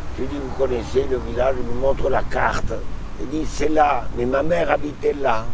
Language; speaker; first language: French; native; French